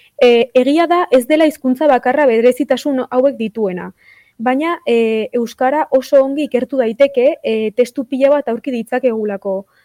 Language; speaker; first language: Basque; native; Basque